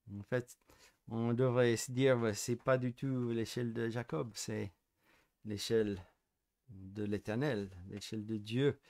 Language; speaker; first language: French; non-native, fluent; English